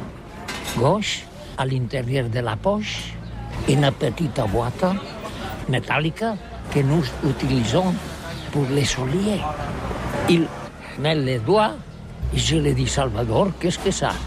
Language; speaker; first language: French; non-native, learner; Catalan